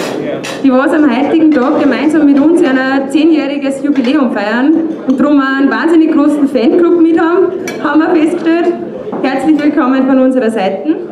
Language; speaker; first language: German; native; German